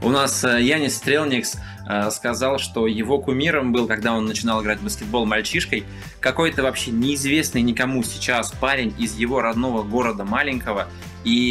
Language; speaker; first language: Russian; native; Russian